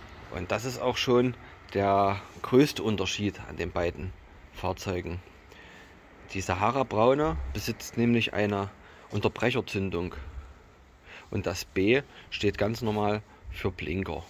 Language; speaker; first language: German; native; German